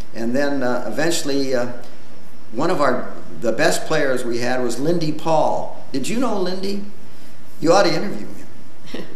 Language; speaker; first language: English; native; English